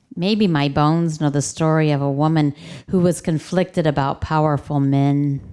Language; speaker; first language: English; early bilingual, other home language; Spanish